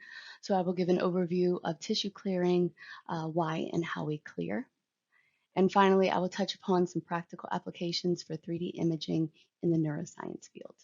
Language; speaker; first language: English; native; English